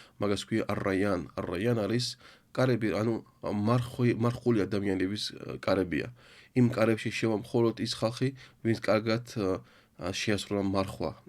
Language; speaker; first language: Georgian; non-native, local second language; Azerbaijani